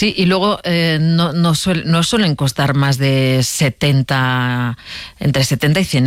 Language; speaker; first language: Spanish; native; Spanish